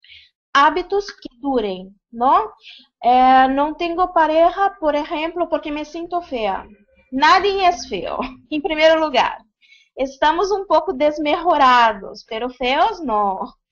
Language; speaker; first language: Spanish; non-native, fluent; Portuguese